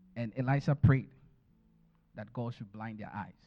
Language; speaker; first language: English; non-native, local second language; Akan